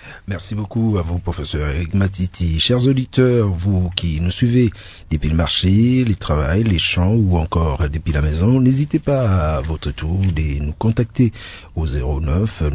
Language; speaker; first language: French; native; French